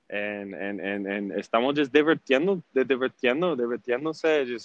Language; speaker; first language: Spanish; early bilingual, heritage; English